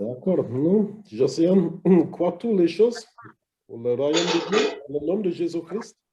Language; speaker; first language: French; non-native, learner; English